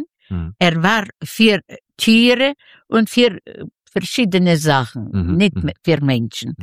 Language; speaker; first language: German; non-native, fluent; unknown